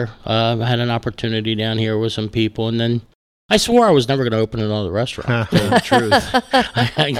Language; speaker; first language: English; native; English